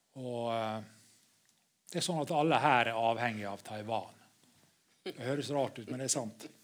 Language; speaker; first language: Norwegian; native; Norwegian